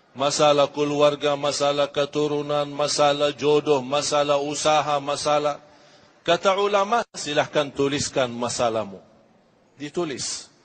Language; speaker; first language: Malay; non-native, fluent; Arabic